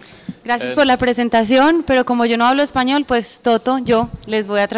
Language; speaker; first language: Spanish; native; Spanish